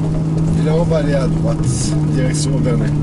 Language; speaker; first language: French; native; French